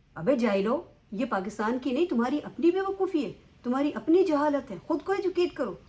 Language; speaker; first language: Urdu; native; Urdu